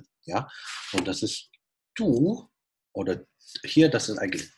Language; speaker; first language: German; non-native, fluent; Chinese